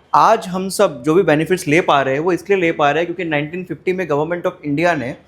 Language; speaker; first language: Hindi; non-native, local second language; Marathi